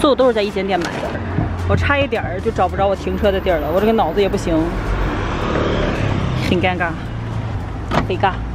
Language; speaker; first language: Chinese; native; Chinese